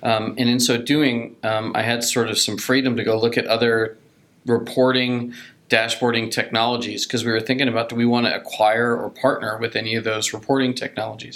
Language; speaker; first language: English; native; English